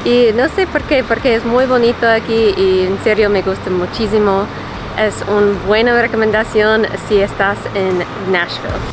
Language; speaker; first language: Spanish; non-native, fluent; English